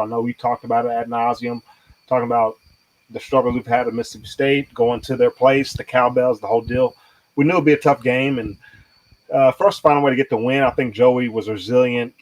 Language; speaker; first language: English; native; English